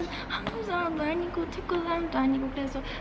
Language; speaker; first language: Korean; early bilingual, heritage; Czech